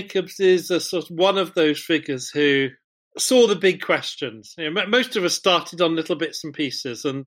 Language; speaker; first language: English; native; English